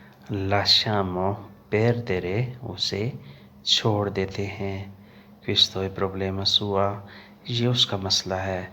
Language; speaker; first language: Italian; non-native, learner; Urdu